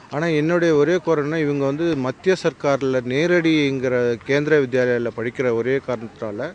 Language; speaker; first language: Tamil; native; Tamil